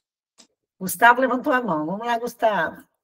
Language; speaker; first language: Portuguese; native; Portuguese